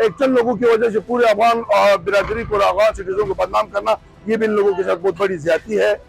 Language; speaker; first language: Hindi; non-native, local second language; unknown